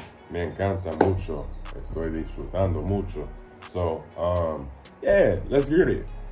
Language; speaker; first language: Spanish; non-native, fluent; English